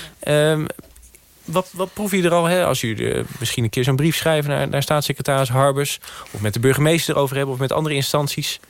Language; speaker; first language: Dutch; native; Dutch